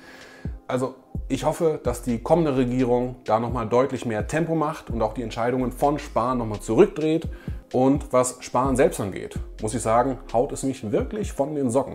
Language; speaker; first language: German; native; German